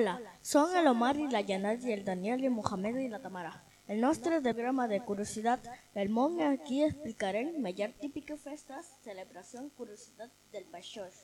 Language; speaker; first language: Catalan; non-native, local second language; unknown